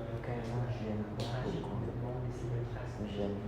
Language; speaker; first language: French; non-native, learner; Khmer